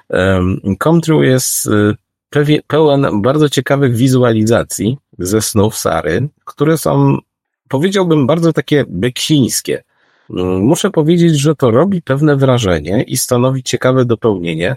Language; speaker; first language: Polish; native; Polish